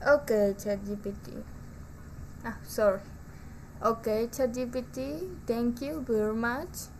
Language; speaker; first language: English; non-native, learner; Spanish